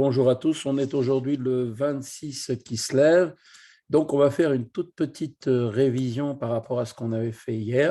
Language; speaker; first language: French; native; French